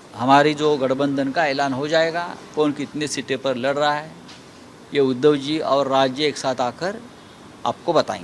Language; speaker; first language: Hindi; non-native, local second language; Marathi